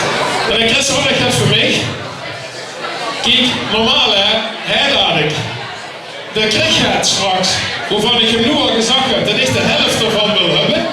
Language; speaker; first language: Dutch; native; Dutch